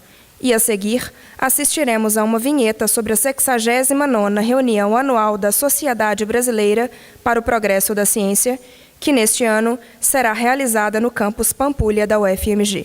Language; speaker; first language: Portuguese; native; Portuguese